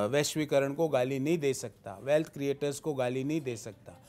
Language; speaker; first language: Hindi; native; Hindi